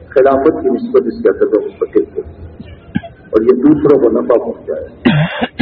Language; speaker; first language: Urdu; native; Urdu